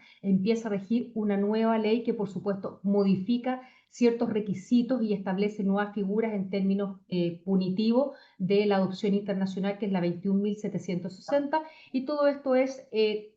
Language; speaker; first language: Spanish; native; Spanish